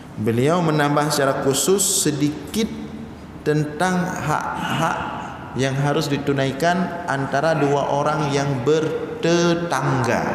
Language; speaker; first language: Malay; non-native, local second language; Achinese